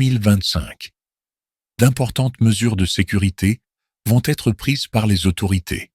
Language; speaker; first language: French; native; French